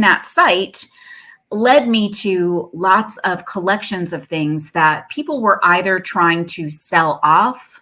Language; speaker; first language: English; native; English